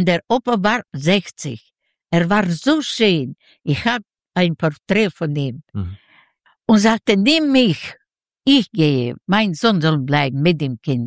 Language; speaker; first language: German; non-native, learner; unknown